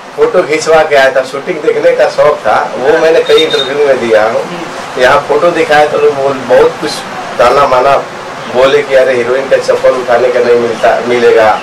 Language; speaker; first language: Hindi; non-native, local second language; Bhojpuri